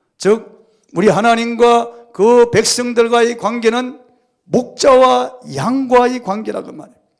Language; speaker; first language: Korean; native; Korean